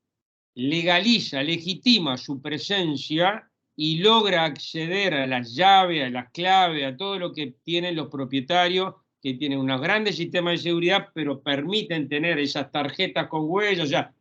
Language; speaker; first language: Spanish; native; Spanish